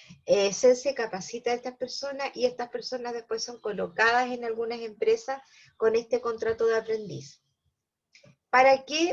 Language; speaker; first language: Spanish; native; Spanish